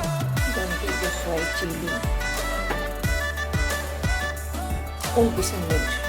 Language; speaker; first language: German; non-native, learner; Hindi